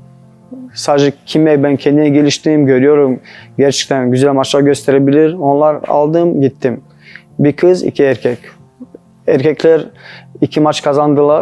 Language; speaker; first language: Turkish; non-native, learner; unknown